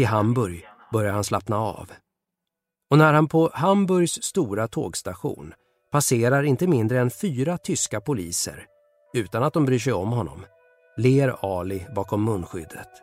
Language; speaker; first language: Swedish; native; Swedish